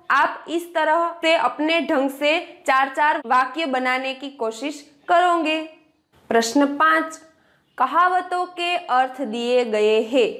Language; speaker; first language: Hindi; non-native, local second language; Gujarati